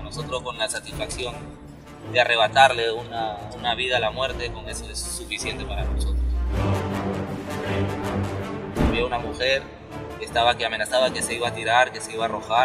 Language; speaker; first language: Spanish; native; Spanish